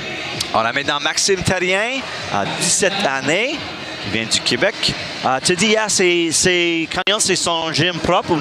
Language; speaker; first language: French; non-native, local second language; English